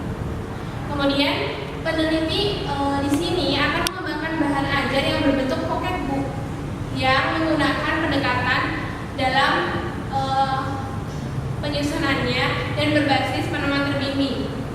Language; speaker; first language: Indonesian; native; Indonesian